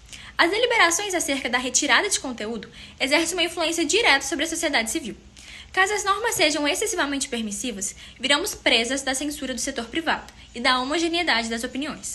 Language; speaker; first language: Portuguese; native; Portuguese